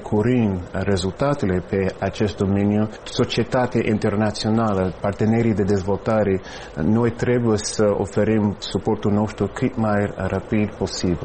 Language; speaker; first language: Romanian; non-native, fluent; English